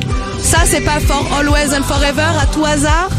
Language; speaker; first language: French; native; French